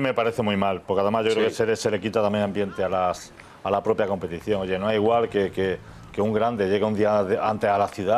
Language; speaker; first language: Spanish; native; Spanish